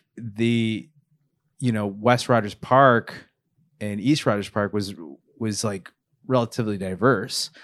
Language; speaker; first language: English; early bilingual, other home language; Filipino